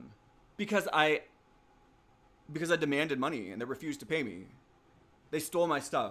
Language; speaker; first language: English; native; English